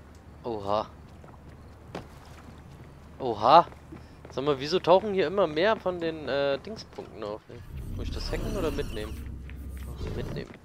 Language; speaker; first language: German; native; German